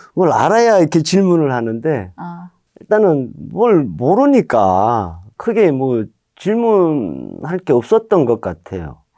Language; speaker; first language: Korean; native; Korean